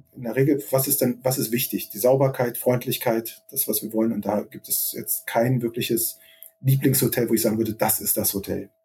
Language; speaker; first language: German; native; German